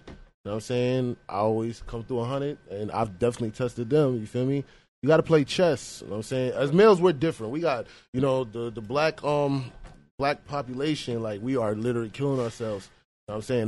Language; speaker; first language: English; native; English